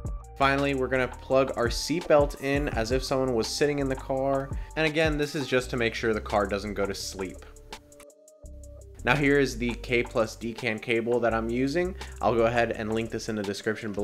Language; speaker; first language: English; native; English